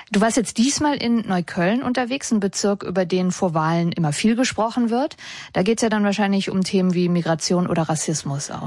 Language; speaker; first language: German; native; German